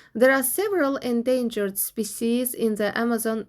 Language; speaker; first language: English; non-native, fluent; Azerbaijani